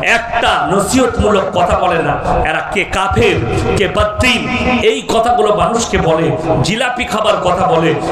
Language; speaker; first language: Bangla; native; Bangla